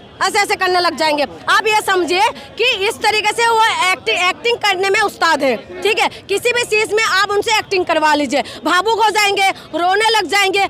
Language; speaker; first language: Hindi; non-native, local second language; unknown